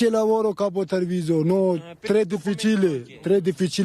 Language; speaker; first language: Italian; non-native, learner; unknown